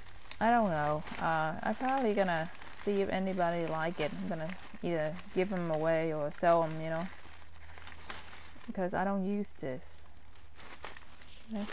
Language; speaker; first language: English; non-native, fluent; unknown